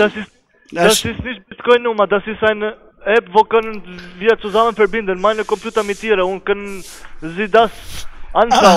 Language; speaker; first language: German; non-native, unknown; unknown